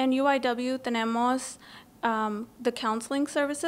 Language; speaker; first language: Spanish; early bilingual, heritage; English